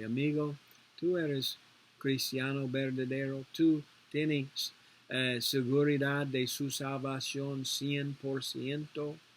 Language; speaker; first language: Spanish; non-native, learner; English